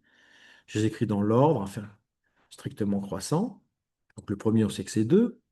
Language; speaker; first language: French; native; French